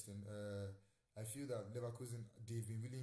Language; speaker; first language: English; non-native, local second language; Yoruba